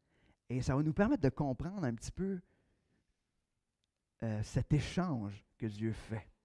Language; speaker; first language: French; native; French